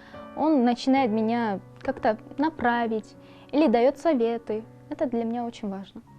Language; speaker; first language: Russian; non-native, local second language; Tajik